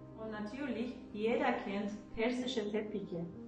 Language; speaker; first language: German; non-native, learner; Persian